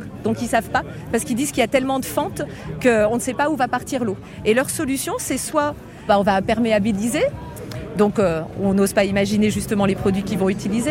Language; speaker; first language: French; native; French